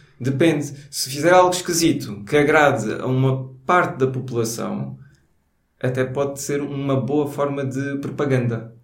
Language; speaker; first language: Portuguese; native; Portuguese